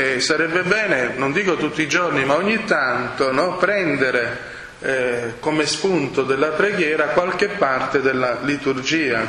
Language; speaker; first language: Italian; non-native, fluent; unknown